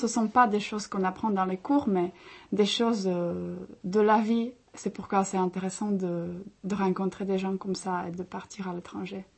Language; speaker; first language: French; non-native, fluent; Czech